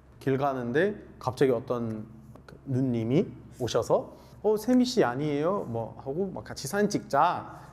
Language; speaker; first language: Korean; non-native, fluent; Arabic